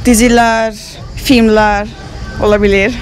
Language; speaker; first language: Turkish; non-native, learner; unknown